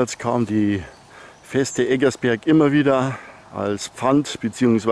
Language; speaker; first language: German; native; German